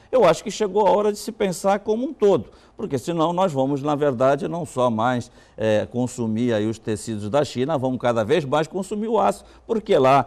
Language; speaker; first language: Portuguese; native; Portuguese